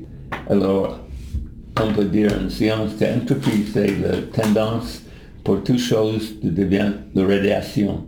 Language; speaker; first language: French; non-native, learner; English